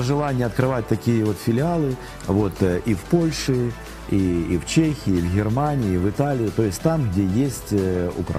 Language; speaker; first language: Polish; non-native, learner; Ukrainian